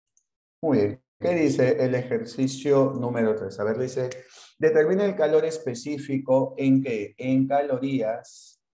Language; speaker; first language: Spanish; native; Spanish